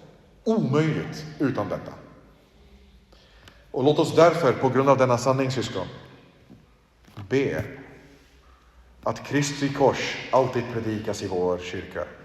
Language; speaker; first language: Swedish; early bilingual, other home language; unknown